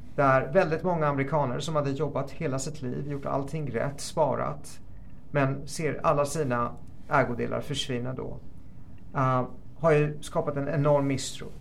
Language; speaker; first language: Swedish; early bilingual, other home language; Persian